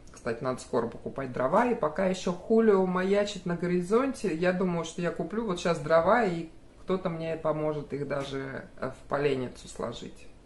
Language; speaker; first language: Russian; native; Russian